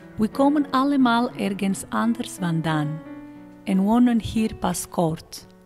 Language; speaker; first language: Dutch; non-native, fluent; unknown